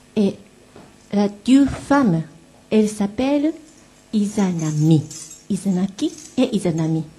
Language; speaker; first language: French; non-native, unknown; Japanese